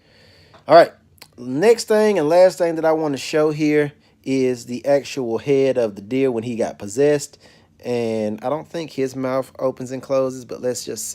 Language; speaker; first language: English; native; English